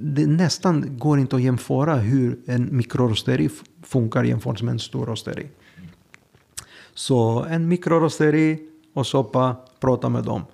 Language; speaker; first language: Swedish; non-native, fluent; Greek